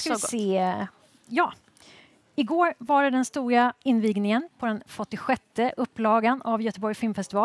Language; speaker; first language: Swedish; native; Swedish